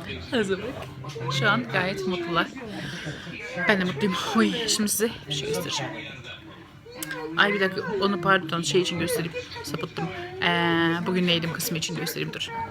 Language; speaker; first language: Turkish; native; Turkish